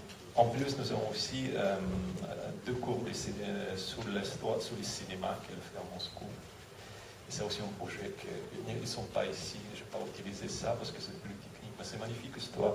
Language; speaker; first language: French; non-native, fluent; Russian